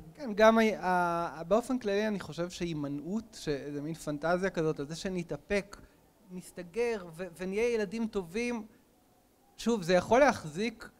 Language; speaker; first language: Hebrew; native; Hebrew